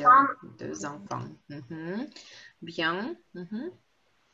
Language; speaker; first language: French; non-native, fluent; Russian